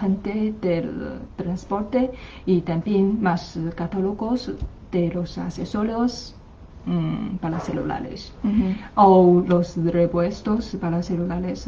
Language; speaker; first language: Spanish; non-native, learner; Chinese